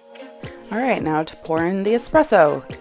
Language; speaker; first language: English; native; English